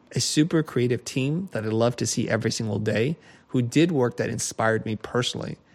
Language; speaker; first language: English; native; English